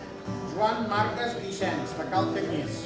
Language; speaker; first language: Catalan; native; Catalan